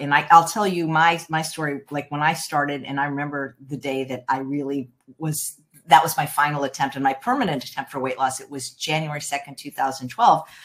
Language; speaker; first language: English; early bilingual, other home language; French